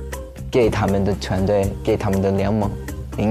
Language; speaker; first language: Chinese; non-native, fluent; English